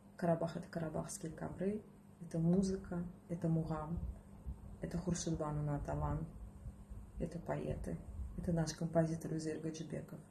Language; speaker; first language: Russian; non-native, local second language; Azerbaijani